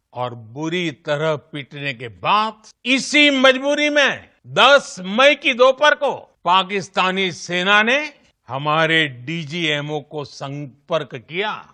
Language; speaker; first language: Hindi; non-native, local second language; Gujarati